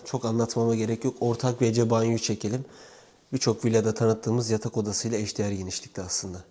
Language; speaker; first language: Turkish; native; Turkish